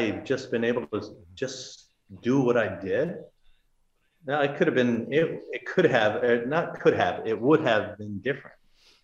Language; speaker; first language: English; native; English